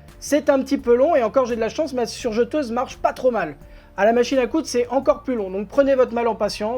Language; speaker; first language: French; native; French